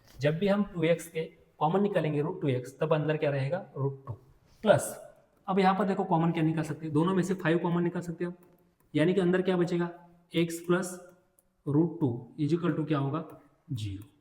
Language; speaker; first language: Hindi; non-native, local second language; Marathi